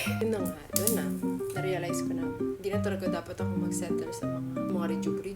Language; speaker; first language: Filipino; non-native, local second language; Hiligaynon